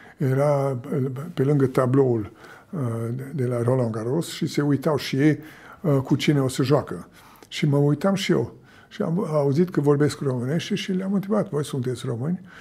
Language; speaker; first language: Romanian; early bilingual, heritage; Romanian